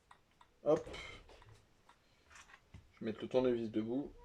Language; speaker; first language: French; native; French